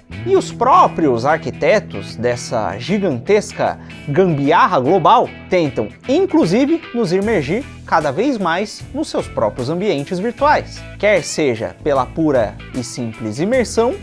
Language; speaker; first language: Portuguese; native; Portuguese